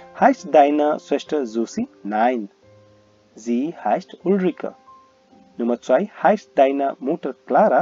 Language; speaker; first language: German; non-native, learner; Hindi